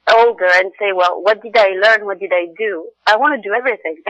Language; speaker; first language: English; non-native, fluent; Arabic